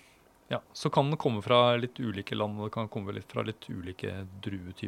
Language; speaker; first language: Norwegian; native; Norwegian